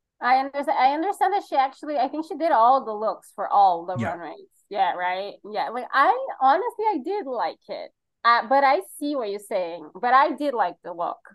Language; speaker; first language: English; non-native, fluent; Portuguese